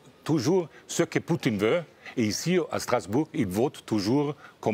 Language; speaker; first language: French; non-native, fluent; German